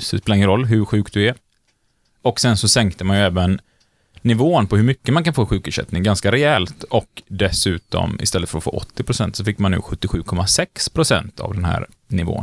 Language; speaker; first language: Swedish; native; Swedish